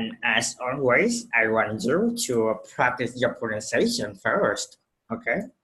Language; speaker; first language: English; non-native, fluent; Vietnamese